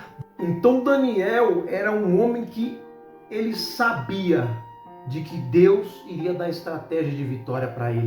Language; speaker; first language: Portuguese; native; Portuguese